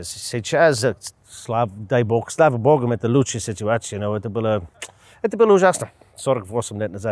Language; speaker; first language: Russian; non-native, learner; English